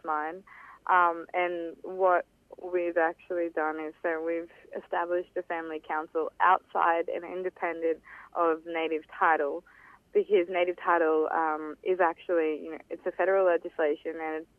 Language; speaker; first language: English; native; English